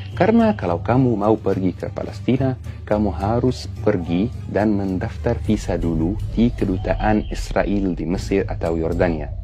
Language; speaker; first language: Malay; non-native, fluent; Arabic